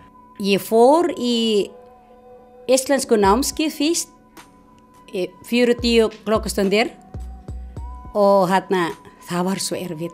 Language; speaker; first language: Icelandic; non-native, learner; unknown